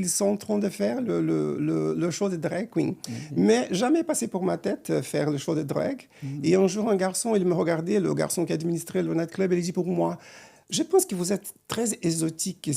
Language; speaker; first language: French; non-native, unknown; Portuguese